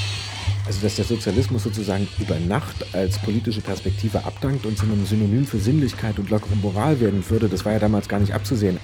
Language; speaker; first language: German; native; German